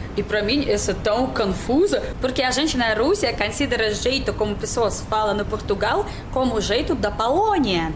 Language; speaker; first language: Portuguese; non-native, learner; Russian